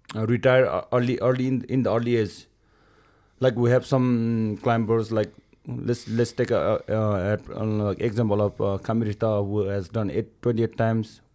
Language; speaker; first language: English; non-native, local second language; Sherpa